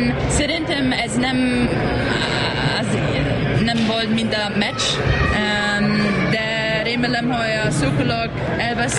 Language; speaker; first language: Hungarian; non-native, learner; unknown